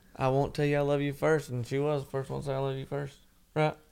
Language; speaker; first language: English; native; English